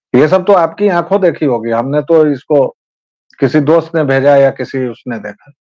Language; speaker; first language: Hindi; native; Hindi